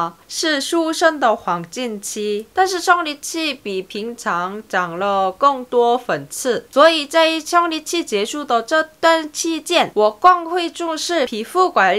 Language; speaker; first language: Chinese; non-native, fluent; Korean